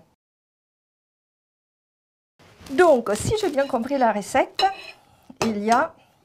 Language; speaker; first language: French; non-native, fluent; Italian